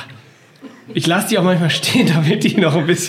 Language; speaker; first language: German; native; German